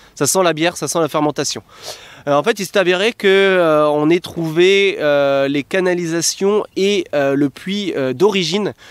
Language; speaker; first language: French; native; French